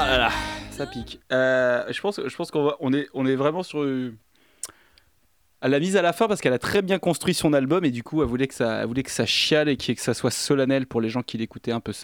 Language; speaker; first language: French; native; French